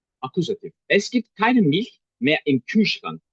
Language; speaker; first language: German; non-native, fluent; Turkish